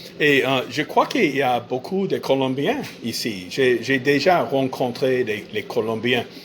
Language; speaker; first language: French; non-native, fluent; English